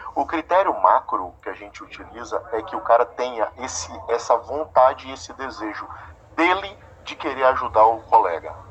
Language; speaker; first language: Portuguese; native; Portuguese